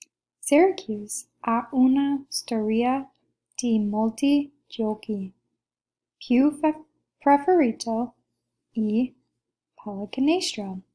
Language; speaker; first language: Italian; non-native, learner; English